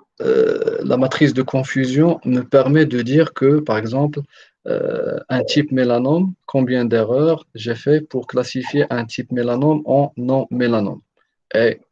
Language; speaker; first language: French; non-native, local second language; Arabic